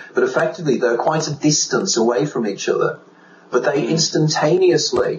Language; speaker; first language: English; native; English